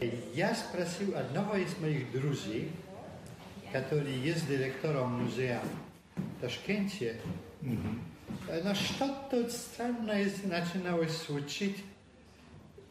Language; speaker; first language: Russian; non-native, fluent; Polish